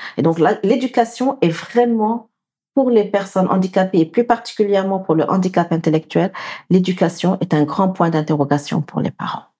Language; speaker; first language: French; non-native, local second language; Wolof